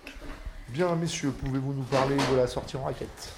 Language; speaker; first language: French; native; French